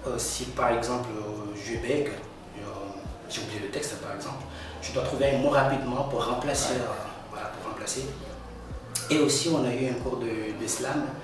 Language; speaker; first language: French; non-native, local second language; Comorian